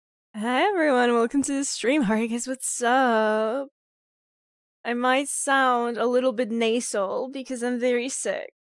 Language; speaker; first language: English; non-native, fluent; Polish